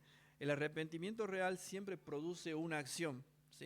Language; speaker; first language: Spanish; native; Spanish